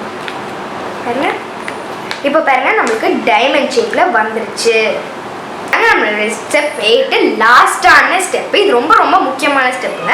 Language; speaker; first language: Tamil; native; Tamil